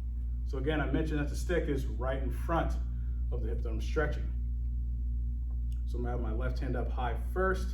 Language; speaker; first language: English; native; English